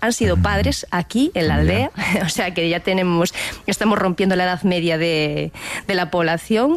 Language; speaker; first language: Spanish; native; Spanish